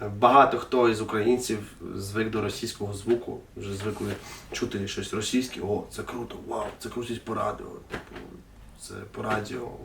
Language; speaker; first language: Ukrainian; non-native, local second language; Russian